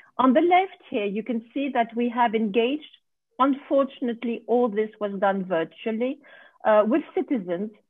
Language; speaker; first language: English; non-native, fluent; French